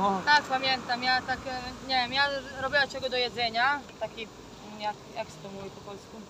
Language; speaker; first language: Polish; non-native, learner; Croatian